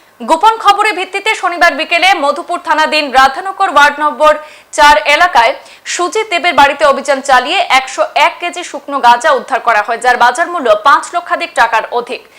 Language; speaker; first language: Bangla; native; Bangla